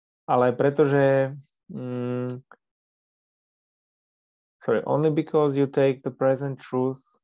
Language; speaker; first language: English; non-native, fluent; Slovak